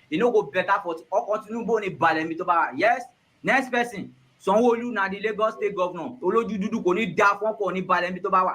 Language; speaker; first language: Nigerian Pidgin; non-native, local second language; Yoruba